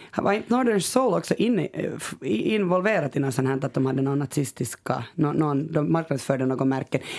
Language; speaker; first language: Swedish; native; Swedish